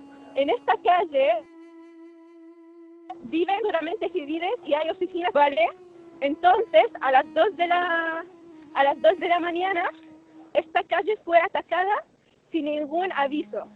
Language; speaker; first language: Spanish; non-native, fluent; Arabic